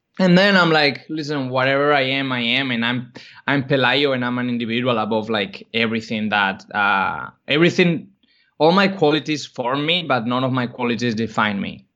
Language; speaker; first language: English; non-native, fluent; Spanish